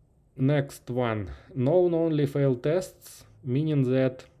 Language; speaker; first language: English; non-native, fluent; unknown